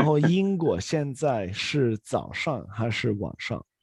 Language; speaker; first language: Chinese; non-native, fluent; Swedish